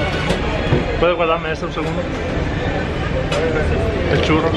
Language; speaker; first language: Spanish; non-native, fluent; Italian